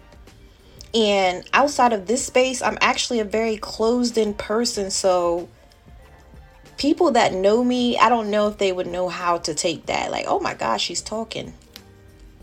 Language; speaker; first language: English; native; English